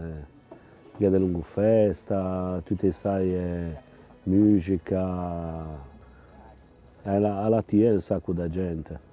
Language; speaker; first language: Italian; non-native, local second language; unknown